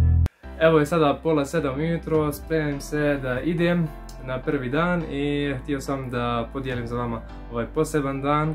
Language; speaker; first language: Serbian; non-native, learner; Arabic